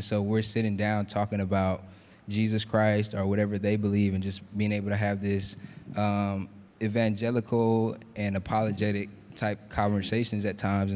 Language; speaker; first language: English; native; English